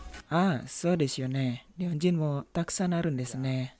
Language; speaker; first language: Japanese; non-native, learner; Indonesian